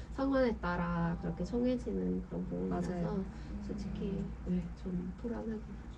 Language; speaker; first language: Korean; non-native, fluent; Persian